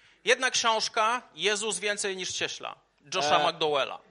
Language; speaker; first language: Polish; native; Polish